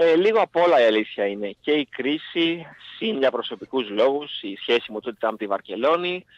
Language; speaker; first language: Greek; native; Greek